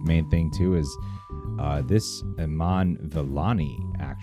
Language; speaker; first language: English; native; English